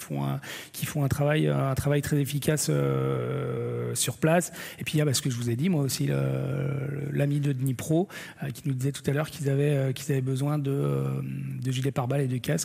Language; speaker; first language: French; native; French